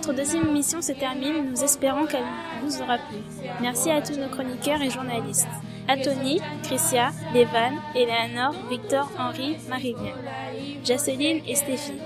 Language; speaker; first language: French; native; French